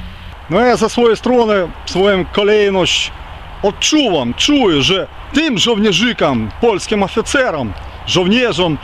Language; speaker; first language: Polish; early bilingual, heritage; Ukrainian